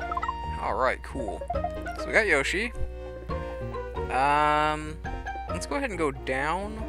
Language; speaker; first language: English; native; English